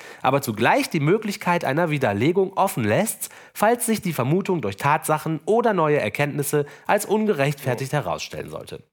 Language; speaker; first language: German; native; German